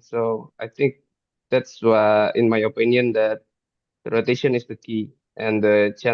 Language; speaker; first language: English; non-native, fluent; Indonesian